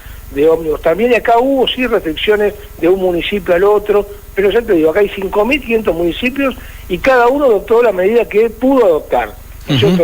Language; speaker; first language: Spanish; native; Spanish